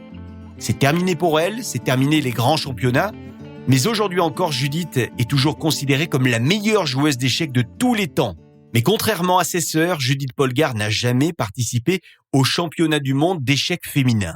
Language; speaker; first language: French; native; French